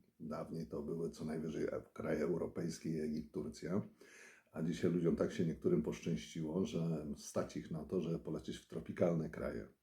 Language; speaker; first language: Polish; native; Polish